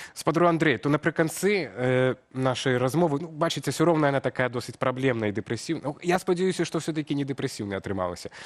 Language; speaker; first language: Belarusian; native; Belarusian